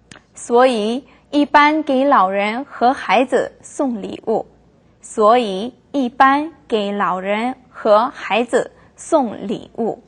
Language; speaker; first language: Chinese; non-native, fluent; Korean